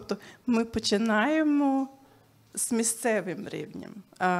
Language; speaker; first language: Ukrainian; non-native, fluent; Swedish